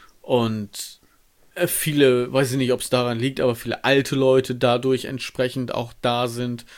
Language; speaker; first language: German; native; German